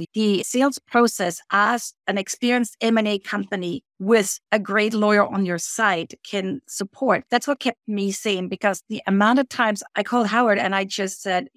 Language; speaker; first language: English; non-native, fluent; German